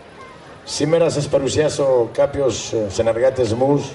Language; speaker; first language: Greek; non-native, fluent; Spanish